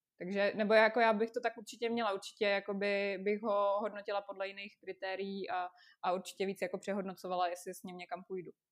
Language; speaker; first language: Czech; non-native, fluent; Russian